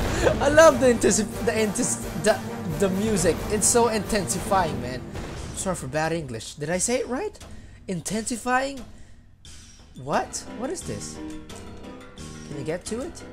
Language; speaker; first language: English; non-native, local second language; Filipino